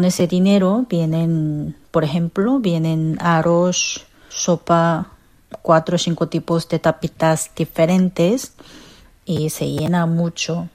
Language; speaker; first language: Spanish; non-native, learner; Korean